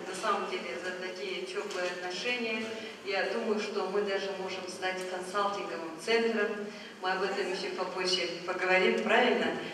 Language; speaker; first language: Russian; non-native, local second language; Kazakh